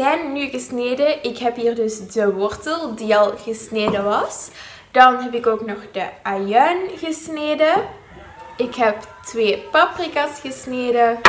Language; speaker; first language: Dutch; native; Dutch